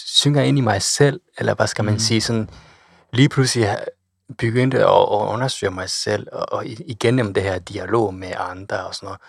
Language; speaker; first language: Danish; non-native, fluent; Japanese